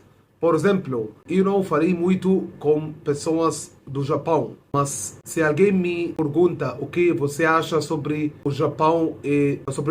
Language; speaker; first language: Portuguese; non-native, fluent; Arabic